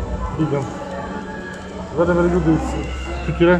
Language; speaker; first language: English; non-native, learner; Polish